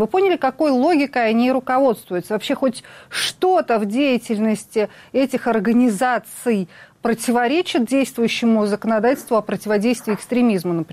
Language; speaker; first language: Russian; native; Russian